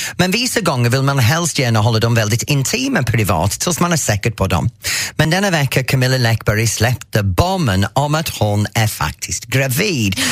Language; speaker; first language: Swedish; non-native, fluent; English